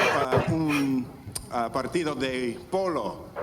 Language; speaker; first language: Spanish; non-native, learner; English